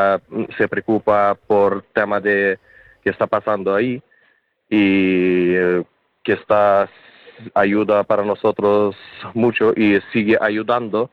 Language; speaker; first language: Spanish; non-native, learner; Ukrainian